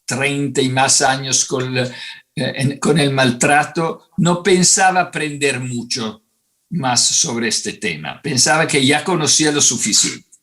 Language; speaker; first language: Spanish; non-native, fluent; Italian